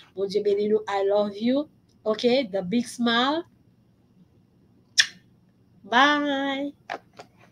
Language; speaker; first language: English; non-native, fluent; Haitian Creole